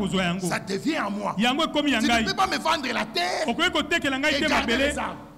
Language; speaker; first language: French; non-native, local second language; Lingala